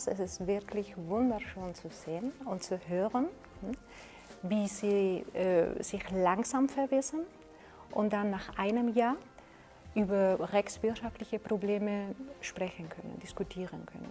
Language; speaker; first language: German; non-native, fluent; Spanish